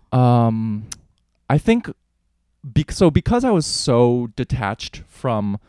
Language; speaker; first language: English; native; English